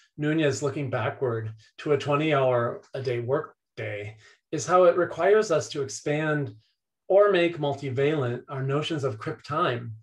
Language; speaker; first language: English; native; English